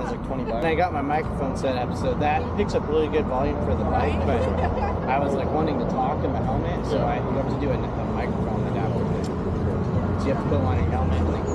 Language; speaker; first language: English; native; English